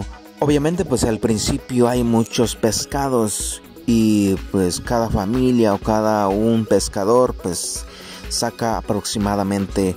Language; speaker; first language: Spanish; native; Spanish